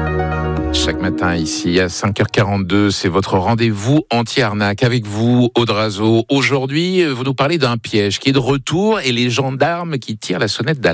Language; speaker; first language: French; native; French